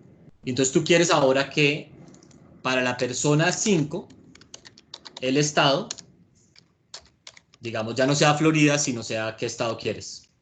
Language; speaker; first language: Spanish; native; Spanish